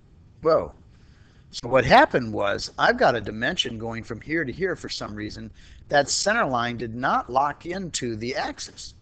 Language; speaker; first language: English; native; English